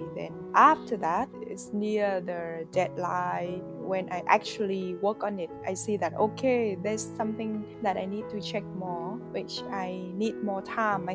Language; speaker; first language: English; non-native, fluent; Vietnamese